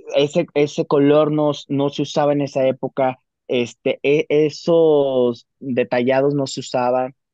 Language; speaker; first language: Spanish; native; Spanish